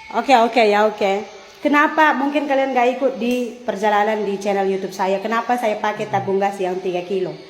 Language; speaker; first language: Indonesian; native; Indonesian